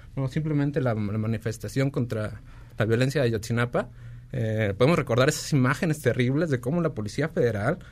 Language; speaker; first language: Spanish; native; Spanish